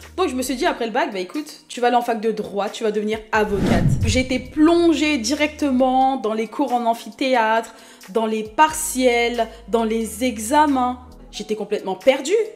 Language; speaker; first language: French; early bilingual, other home language; Haitian Creole